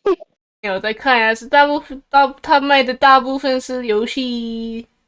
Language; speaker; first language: Chinese; early bilingual, heritage; Chinese